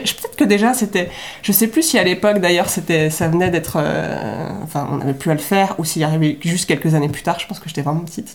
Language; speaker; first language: French; native; French